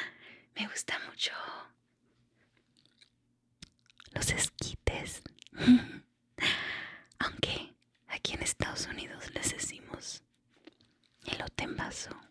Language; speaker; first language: Spanish; early bilingual, heritage; Spanish